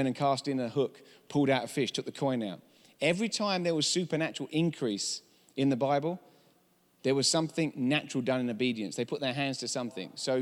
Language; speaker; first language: English; native; English